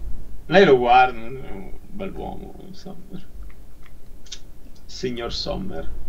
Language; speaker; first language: Italian; native; Italian